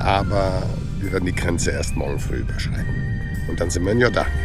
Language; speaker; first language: German; native; German